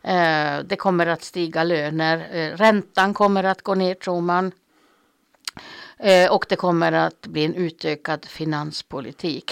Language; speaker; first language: Swedish; native; Swedish